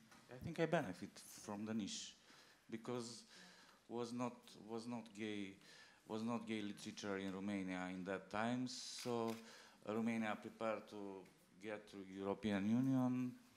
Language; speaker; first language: English; non-native, learner; Romanian